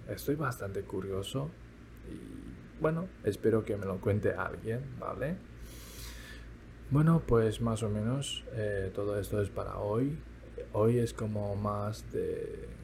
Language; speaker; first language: Spanish; early bilingual, other home language; Chinese